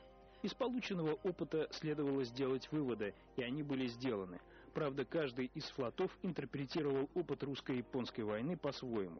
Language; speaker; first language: Russian; native; Russian